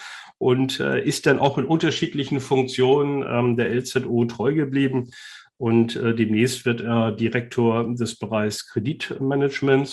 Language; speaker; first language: German; native; German